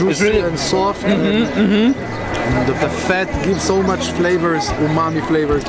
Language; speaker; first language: English; non-native, fluent; Hebrew